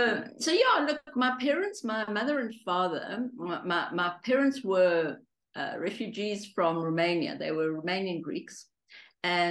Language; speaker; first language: English; early bilingual, other home language; Greek